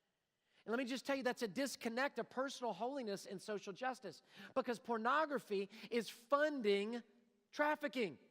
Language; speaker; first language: English; native; English